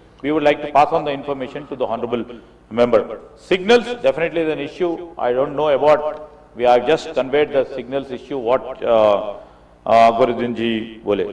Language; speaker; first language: English; non-native, local second language; Telugu